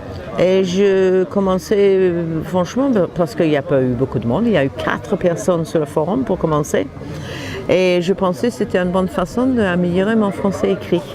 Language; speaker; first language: French; non-native, fluent; English